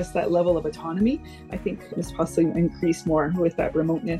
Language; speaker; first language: English; native; English